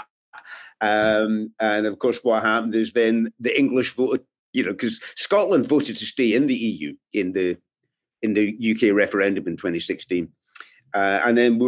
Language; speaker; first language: English; native; English